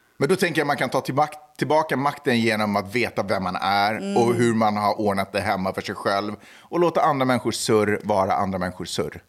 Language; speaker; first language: Swedish; native; Swedish